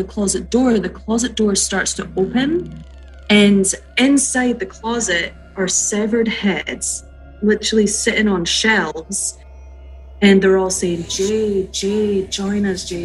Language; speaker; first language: English; native; English